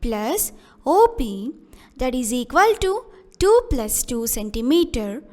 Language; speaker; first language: English; non-native, local second language; Kannada